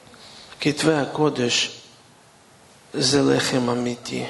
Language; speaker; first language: Hebrew; non-native, fluent; Russian